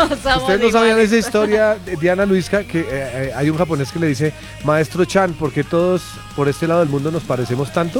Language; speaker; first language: Spanish; native; Spanish